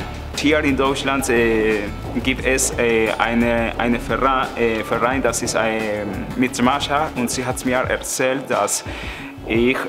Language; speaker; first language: German; non-native, learner; Spanish